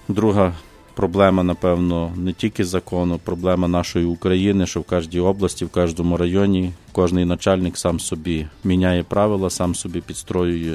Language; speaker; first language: Ukrainian; native; Ukrainian